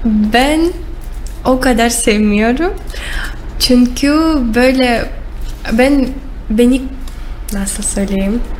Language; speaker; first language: Turkish; non-native, learner; Russian